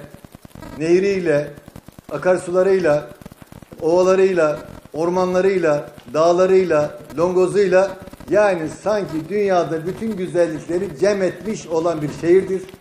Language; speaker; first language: Turkish; native; Turkish